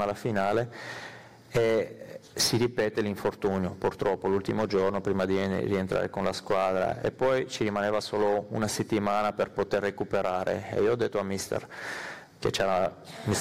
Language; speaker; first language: Italian; non-native, fluent; Armenian